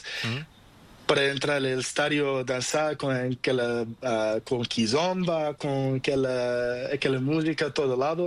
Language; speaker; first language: Spanish; non-native, learner; Portuguese